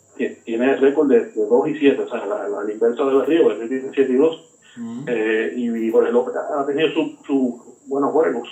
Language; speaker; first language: Spanish; native; Spanish